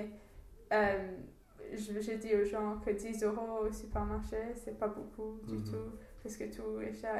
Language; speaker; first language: French; non-native, learner; English